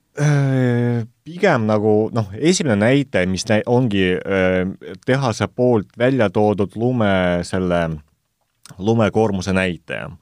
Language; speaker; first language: Estonian; non-native, local second language; Russian